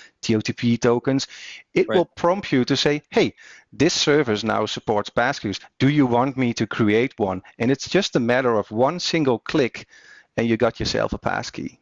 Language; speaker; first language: English; non-native, fluent; Dutch